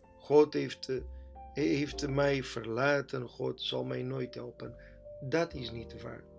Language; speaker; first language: Dutch; non-native, fluent; Portuguese